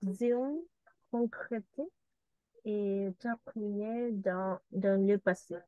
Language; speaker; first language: French; non-native, learner; Spanish